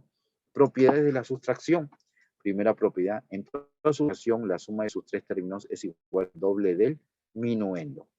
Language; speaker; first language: Spanish; native; Spanish